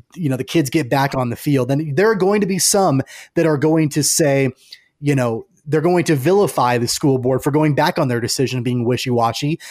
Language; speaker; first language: English; native; English